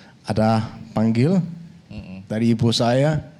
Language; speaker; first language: Indonesian; non-native, fluent; Danish